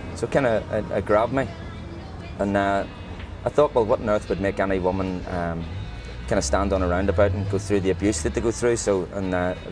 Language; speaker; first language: English; native; English